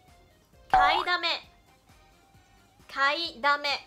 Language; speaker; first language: Japanese; non-native, fluent; Chinese